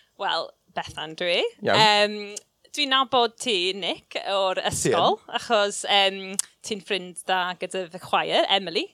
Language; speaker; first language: Welsh; non-native, local second language; English